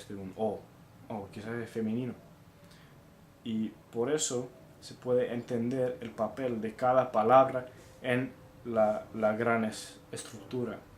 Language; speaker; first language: Spanish; non-native, fluent; English